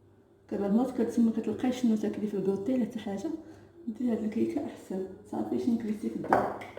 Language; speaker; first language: Arabic; native; Arabic